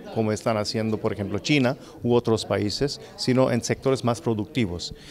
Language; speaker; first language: Spanish; non-native, fluent; Hindi